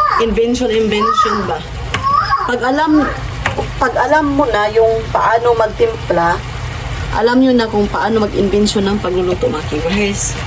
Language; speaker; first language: Filipino; non-native, local second language; Cebuano